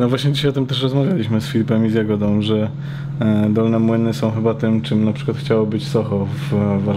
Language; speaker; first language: Polish; native; Polish